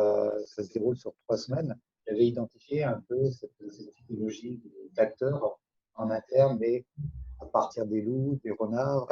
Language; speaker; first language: French; native; French